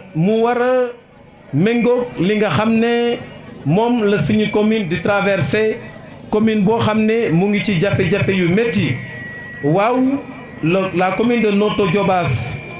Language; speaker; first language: Wolof; non-native, local second language; Serer